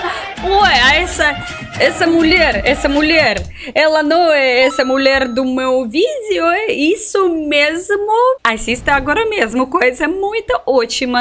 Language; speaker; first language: Portuguese; non-native, learner; Russian